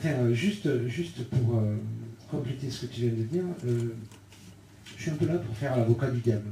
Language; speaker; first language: French; native; French